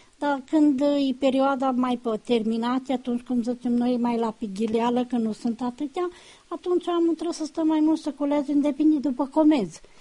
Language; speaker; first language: Romanian; native; Romanian